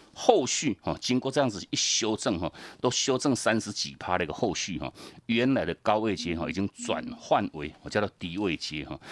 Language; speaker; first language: Chinese; native; Chinese